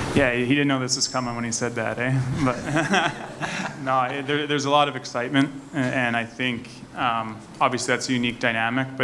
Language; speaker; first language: English; native; English